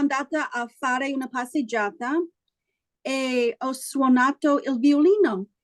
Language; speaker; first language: Italian; non-native, learner; English